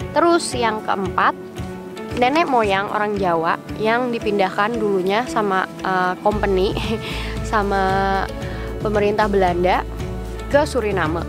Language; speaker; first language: Indonesian; native; Indonesian